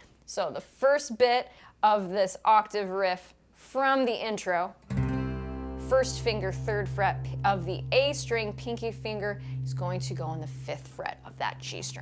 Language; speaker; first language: English; native; English